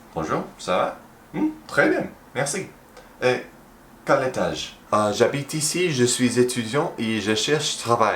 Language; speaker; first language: French; non-native, learner; English